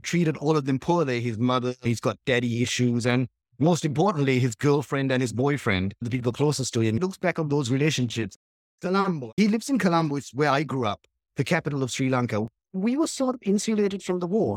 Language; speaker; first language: English; native; English